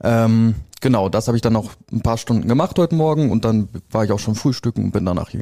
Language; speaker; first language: German; native; German